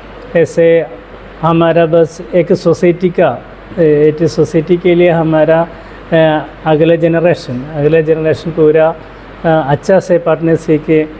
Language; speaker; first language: Hindi; non-native, local second language; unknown